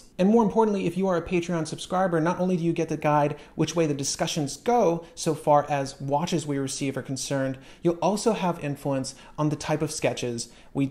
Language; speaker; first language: English; native; English